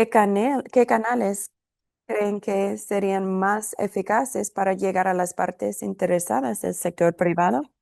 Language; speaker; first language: Spanish; non-native, fluent; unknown